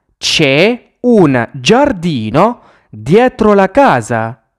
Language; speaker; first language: Italian; non-native, fluent; Arabic